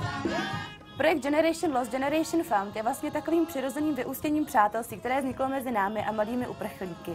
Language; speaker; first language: Czech; native; Czech